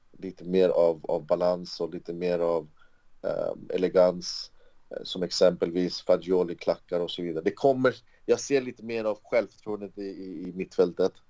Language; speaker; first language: Swedish; early bilingual, other home language; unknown